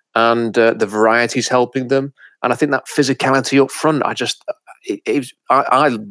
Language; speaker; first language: English; native; English